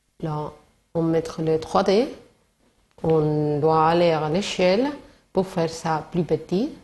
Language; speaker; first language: French; non-native, learner; Spanish